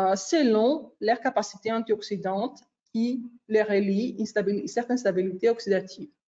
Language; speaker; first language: French; non-native, fluent; Greek